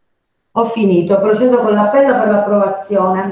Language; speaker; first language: Italian; native; Italian